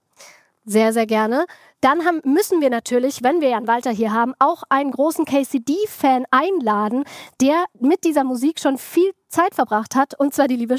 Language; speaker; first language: German; native; German